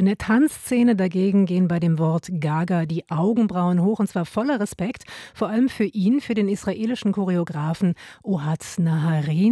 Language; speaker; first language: German; native; German